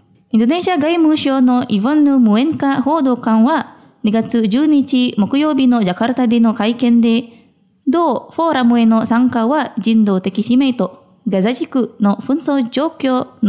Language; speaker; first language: Japanese; non-native, fluent; Indonesian